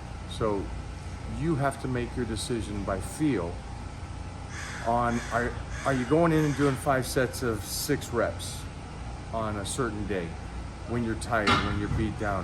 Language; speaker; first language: English; native; English